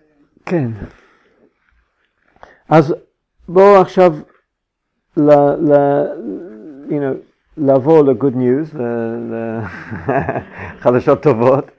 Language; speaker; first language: Hebrew; non-native, fluent; English